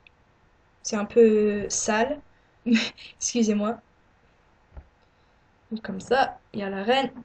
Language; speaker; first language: French; non-native, learner; English